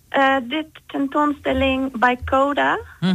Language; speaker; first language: Dutch; non-native, learner; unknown